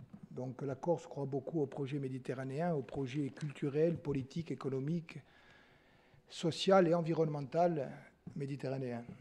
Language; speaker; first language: French; native; French